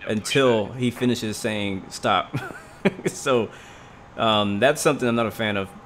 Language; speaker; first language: English; native; English